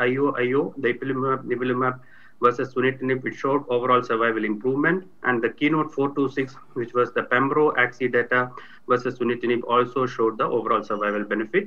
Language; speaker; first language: English; non-native, local second language; Tamil